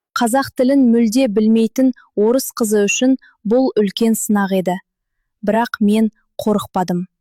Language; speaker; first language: Kazakh; non-native, local second language; Russian